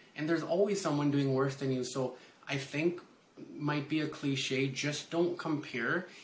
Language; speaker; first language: English; early bilingual, other home language; Hindi